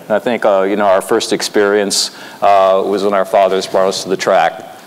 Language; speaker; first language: English; native; English